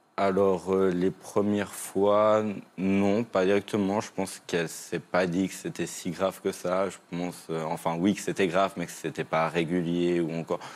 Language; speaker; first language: French; native; French